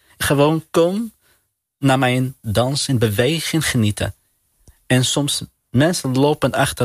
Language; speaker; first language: Dutch; non-native, fluent; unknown